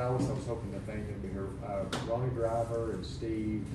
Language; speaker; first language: English; native; English